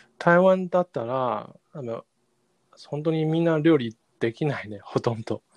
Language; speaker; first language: Japanese; non-native, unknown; Chinese